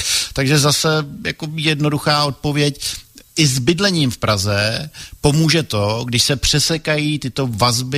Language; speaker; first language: Czech; native; Czech